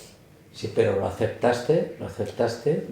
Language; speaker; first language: Spanish; native; Spanish